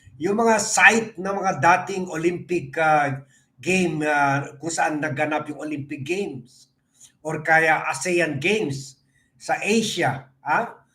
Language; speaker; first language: Filipino; native; Filipino